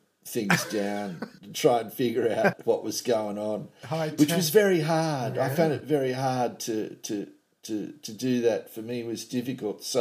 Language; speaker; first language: English; native; English